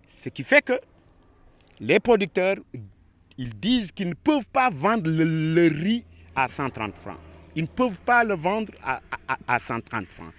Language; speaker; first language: French; non-native, local second language; Wolof